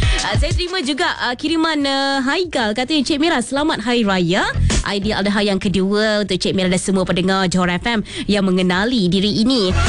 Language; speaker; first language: Malay; native; Malay